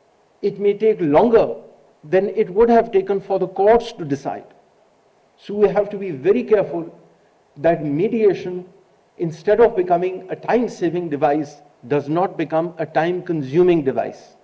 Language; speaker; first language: English; non-native, local second language; Urdu